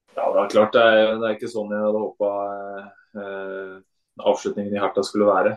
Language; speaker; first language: Norwegian; native; Norwegian